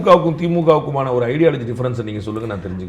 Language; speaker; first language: Tamil; native; Tamil